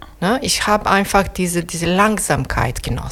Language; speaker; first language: German; non-native, fluent; Italian